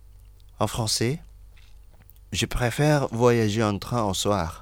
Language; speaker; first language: French; non-native, fluent; Indonesian